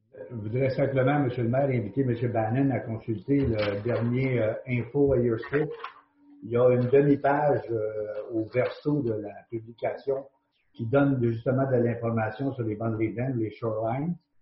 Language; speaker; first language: French; native; French